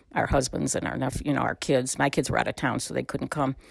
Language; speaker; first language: English; native; English